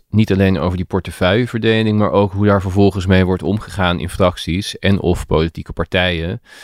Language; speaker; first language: Dutch; native; Dutch